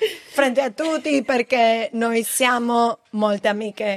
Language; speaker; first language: Italian; non-native, learner; Spanish